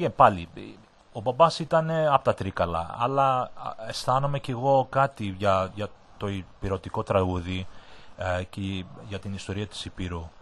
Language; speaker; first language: Greek; early bilingual, heritage; Greek